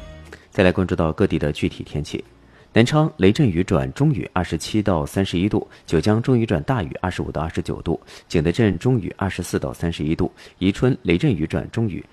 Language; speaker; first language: Chinese; native; Chinese